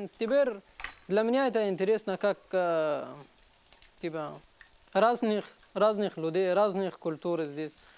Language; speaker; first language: Russian; non-native, learner; Arabic